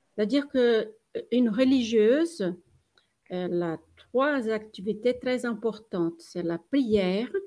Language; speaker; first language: French; non-native, fluent; Portuguese